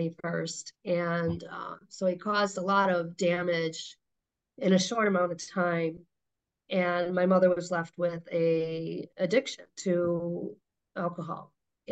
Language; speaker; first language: English; native; English